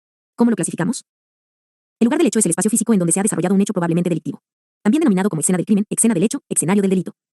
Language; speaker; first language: Spanish; native; Spanish